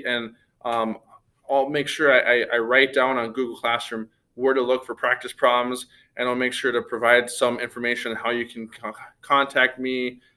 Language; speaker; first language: English; native; English